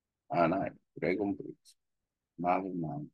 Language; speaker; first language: Vietnamese; non-native, learner; Korean